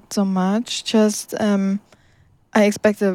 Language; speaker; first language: English; non-native, fluent; German